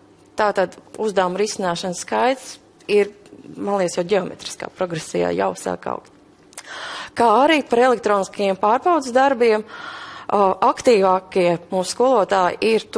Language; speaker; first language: Latvian; native; Latvian